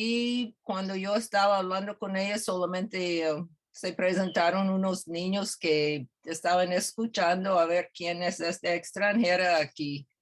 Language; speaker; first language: Spanish; non-native, fluent; English